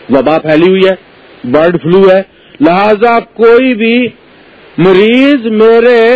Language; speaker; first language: Urdu; native; Urdu